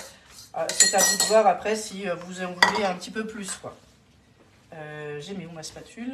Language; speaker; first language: French; native; French